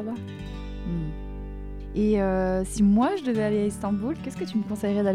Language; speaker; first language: French; native; French